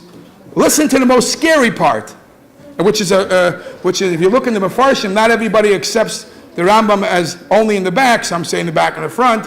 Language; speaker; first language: English; native; English